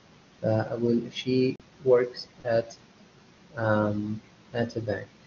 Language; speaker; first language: English; non-native, fluent; Arabic